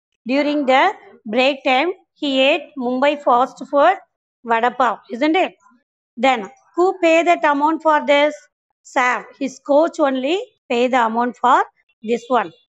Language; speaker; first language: English; non-native, local second language; Tamil